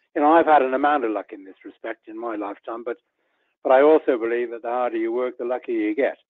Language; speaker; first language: English; native; English